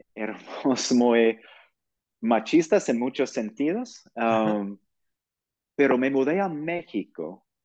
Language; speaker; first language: Spanish; non-native, fluent; English